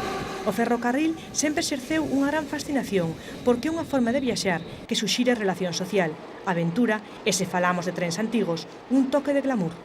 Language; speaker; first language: Galician; native; Galician